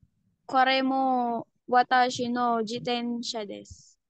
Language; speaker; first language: Japanese; non-native, learner; Filipino